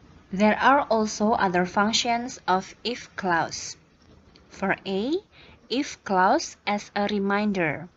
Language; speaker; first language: English; non-native, fluent; Indonesian